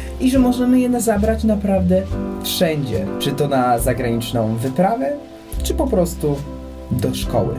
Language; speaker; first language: Polish; native; Polish